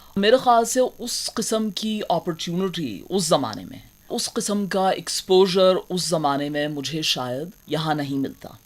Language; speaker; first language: Urdu; non-native, local second language; Kashmiri